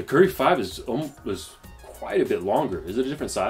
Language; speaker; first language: English; native; English